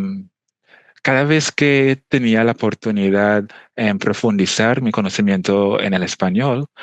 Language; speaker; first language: Spanish; non-native, fluent; English